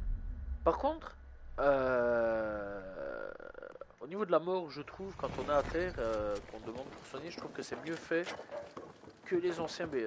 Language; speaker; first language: French; native; French